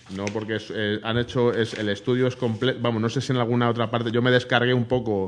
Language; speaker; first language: Spanish; native; Spanish